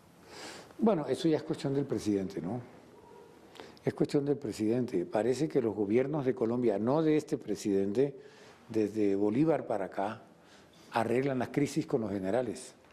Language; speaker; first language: Spanish; native; Spanish